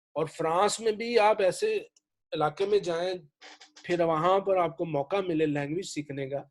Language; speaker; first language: Urdu; native; Urdu